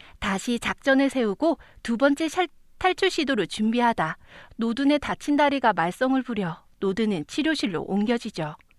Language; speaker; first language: Korean; native; Korean